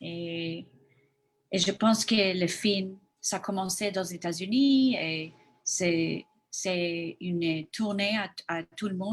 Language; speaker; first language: French; non-native, learner; English